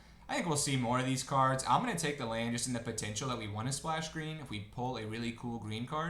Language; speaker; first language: English; native; English